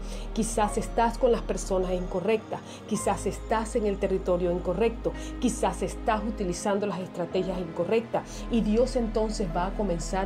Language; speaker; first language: Spanish; native; Spanish